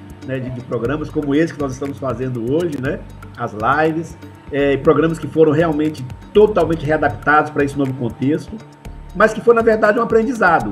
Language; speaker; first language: Portuguese; native; Portuguese